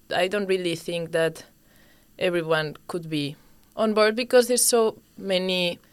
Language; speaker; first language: English; non-native, fluent; Spanish